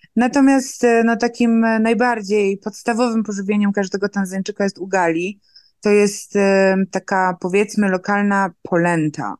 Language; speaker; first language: Polish; native; Polish